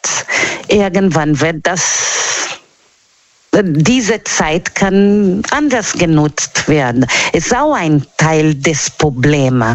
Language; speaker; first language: German; non-native, learner; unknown